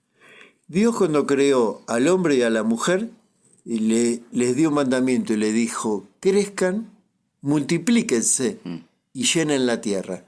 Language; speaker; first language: Spanish; native; Spanish